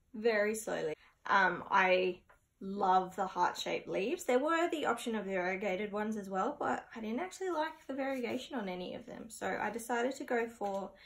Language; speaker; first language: English; native; English